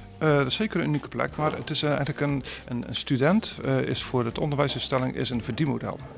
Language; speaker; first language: Dutch; native; Dutch